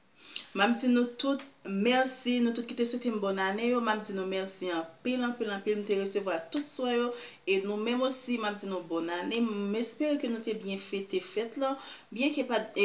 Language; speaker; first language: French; non-native, local second language; Haitian Creole